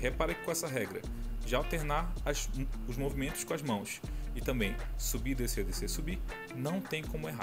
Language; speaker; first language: Portuguese; native; Portuguese